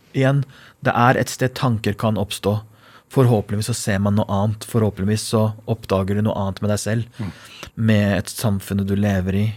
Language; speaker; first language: Norwegian; non-native, fluent; Persian